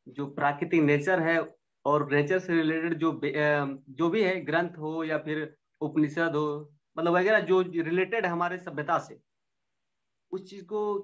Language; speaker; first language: Hindi; native; Hindi